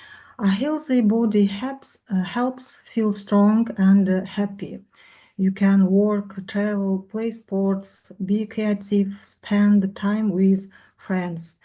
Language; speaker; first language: English; non-native, learner; Russian